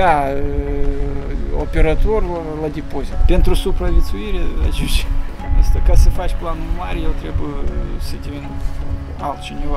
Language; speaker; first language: Romanian; non-native, local second language; Russian